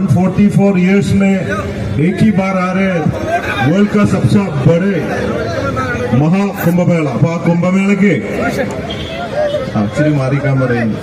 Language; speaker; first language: Hindi; non-native, local second language; Malayalam